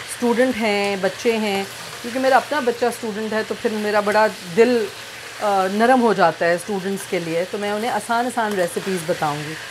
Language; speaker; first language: Urdu; native; Urdu